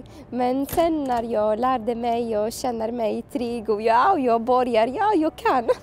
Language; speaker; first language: Swedish; non-native, learner; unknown